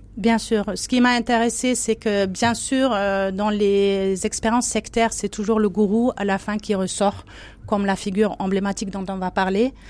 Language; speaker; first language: French; non-native, fluent; German